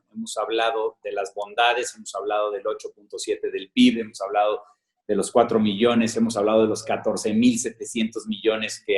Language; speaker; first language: Spanish; native; Spanish